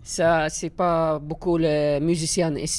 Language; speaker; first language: French; non-native, learner; Arabic